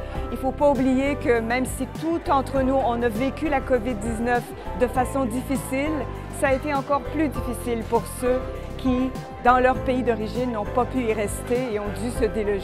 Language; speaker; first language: French; native; French